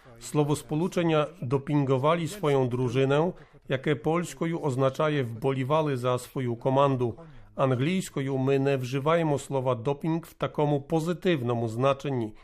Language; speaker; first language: Polish; non-native, learner; Ukrainian